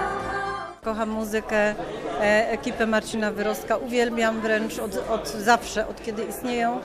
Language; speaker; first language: Polish; native; Polish